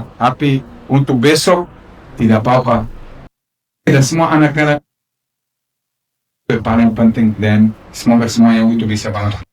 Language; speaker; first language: Indonesian; non-native, fluent; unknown